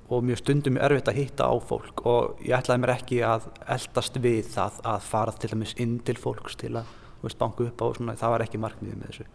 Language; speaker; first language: Icelandic; native; Icelandic